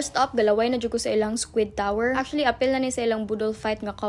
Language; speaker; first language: Filipino; non-native, local second language; Cebuano